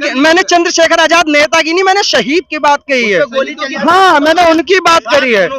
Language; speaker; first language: Hindi; native; Hindi